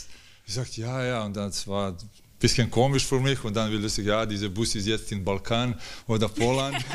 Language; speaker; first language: German; non-native, learner; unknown